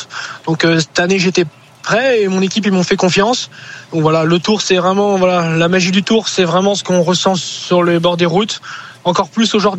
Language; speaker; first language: French; native; French